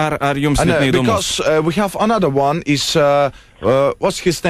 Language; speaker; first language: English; non-native, learner; Lithuanian